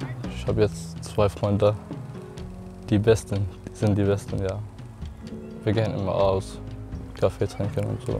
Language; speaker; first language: German; non-native, learner; Arabic